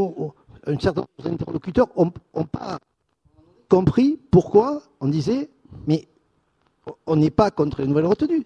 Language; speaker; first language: French; native; French